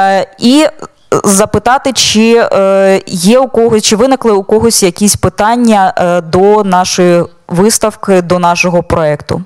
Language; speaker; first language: Ukrainian; native; Ukrainian